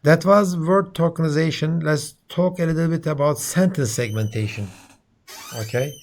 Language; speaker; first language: English; non-native, fluent; Turkish